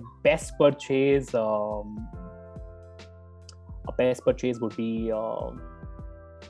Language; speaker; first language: English; non-native, local second language; Hindi